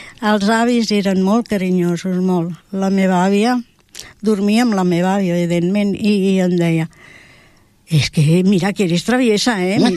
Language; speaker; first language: Catalan; non-native, local second language; Spanish